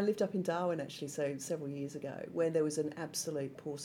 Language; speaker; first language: English; native; English